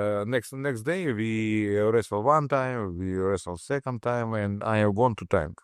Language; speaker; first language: English; non-native, learner; Russian